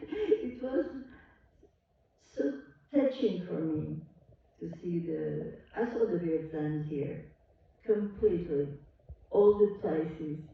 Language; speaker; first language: English; non-native, learner; Portuguese